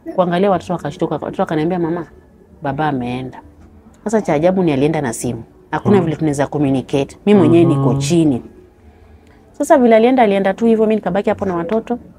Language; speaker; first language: Swahili; non-native, local second language; Luo (Kenya and Tanzania)